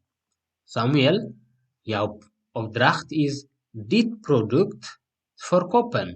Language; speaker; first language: Dutch; non-native, fluent; Tigrinya